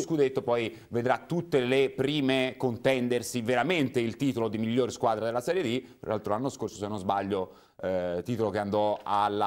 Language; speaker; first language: Italian; native; Italian